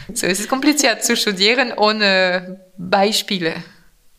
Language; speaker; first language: German; non-native, fluent; French